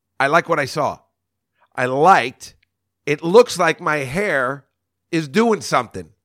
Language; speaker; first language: English; native; English